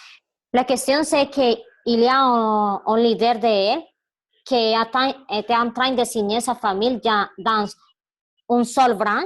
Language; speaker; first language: French; non-native, learner; Spanish